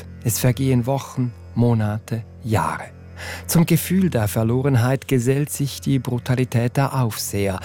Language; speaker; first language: German; native; German